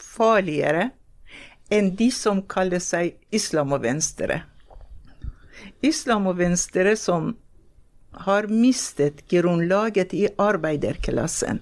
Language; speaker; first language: Norwegian; non-native, fluent; Persian